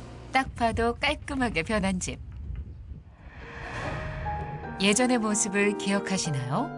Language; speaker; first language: Korean; native; Korean